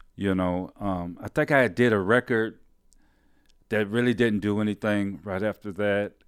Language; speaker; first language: English; native; English